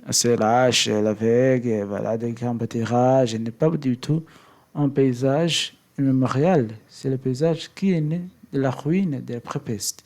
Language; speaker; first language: French; non-native, learner; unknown